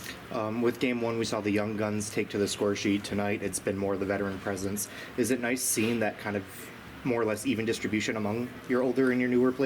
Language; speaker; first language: English; native; English